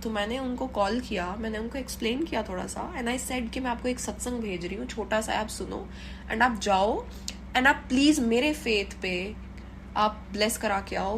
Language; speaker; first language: Hindi; native; Hindi